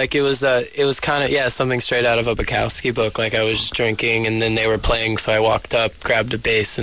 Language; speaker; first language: English; native; English